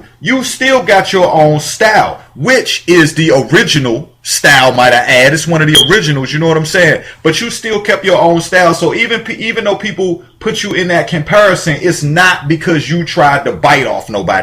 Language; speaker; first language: English; native; English